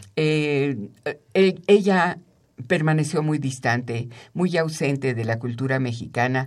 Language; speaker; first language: Spanish; native; Spanish